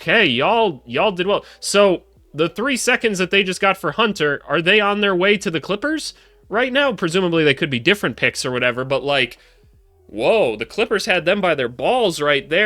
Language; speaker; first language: English; native; English